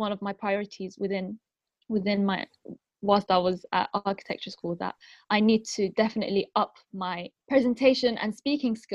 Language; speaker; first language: English; non-native, local second language; Arabic